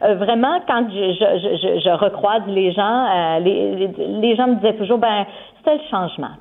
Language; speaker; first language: French; native; French